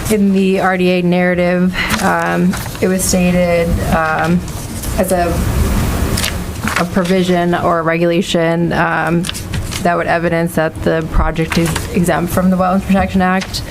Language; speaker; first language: English; native; English